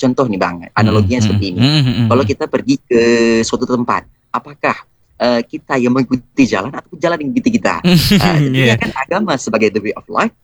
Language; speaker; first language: Indonesian; native; Indonesian